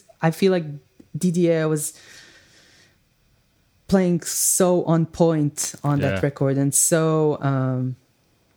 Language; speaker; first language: English; non-native, fluent; Hebrew